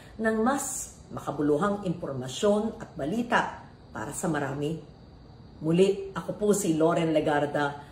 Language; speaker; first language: Filipino; native; Filipino